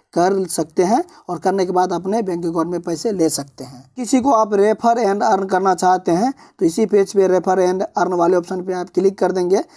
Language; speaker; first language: Hindi; native; Hindi